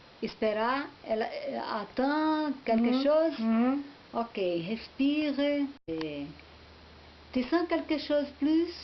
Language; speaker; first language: French; non-native, learner; Portuguese